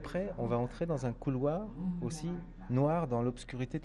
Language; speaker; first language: French; native; French